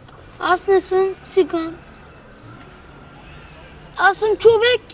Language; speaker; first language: Bulgarian; non-native, local second language; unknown